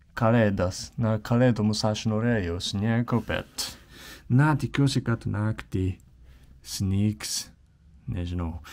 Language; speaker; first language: Lithuanian; non-native, learner; Japanese